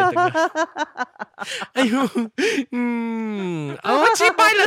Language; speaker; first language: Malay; non-native, local second language; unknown